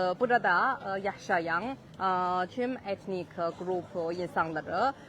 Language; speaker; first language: Turkish; non-native, learner; Chinese